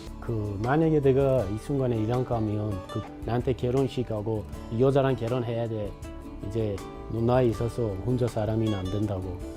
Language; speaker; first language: Korean; non-native, fluent; Persian